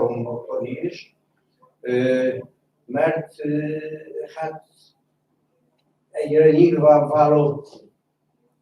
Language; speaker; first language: Hungarian; non-native, fluent; Polish